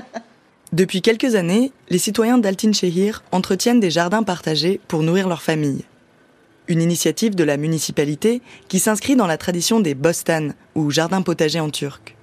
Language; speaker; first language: French; native; French